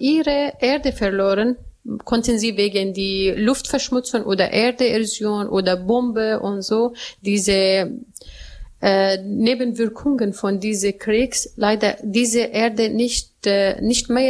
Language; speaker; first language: German; non-native, learner; Arabic